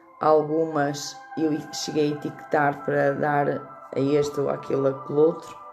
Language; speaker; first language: Portuguese; native; Portuguese